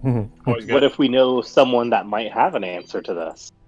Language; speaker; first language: English; native; English